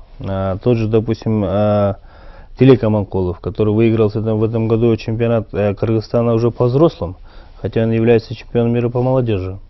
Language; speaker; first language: Russian; non-native, local second language; Kyrgyz